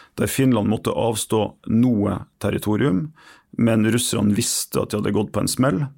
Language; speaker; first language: Norwegian; native; Norwegian